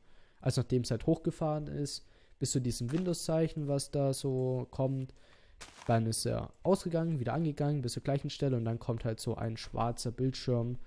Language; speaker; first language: German; native; German